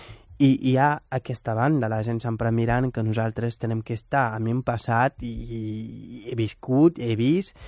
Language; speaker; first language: Catalan; non-native, fluent; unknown